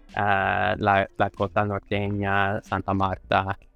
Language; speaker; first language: Spanish; non-native, fluent; English